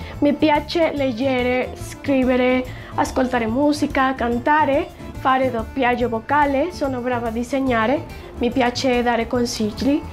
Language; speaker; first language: Italian; non-native, learner; Spanish